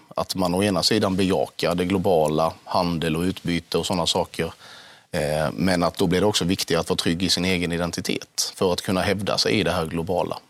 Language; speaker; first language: Swedish; native; Swedish